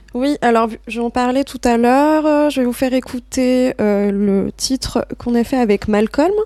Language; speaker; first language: French; non-native, local second language; Arabic